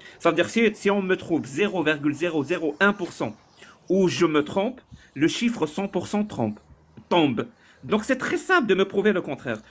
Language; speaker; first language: French; non-native, local second language; Arabic